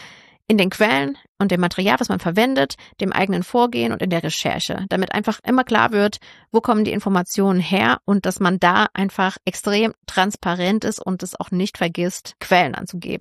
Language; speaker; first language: German; native; German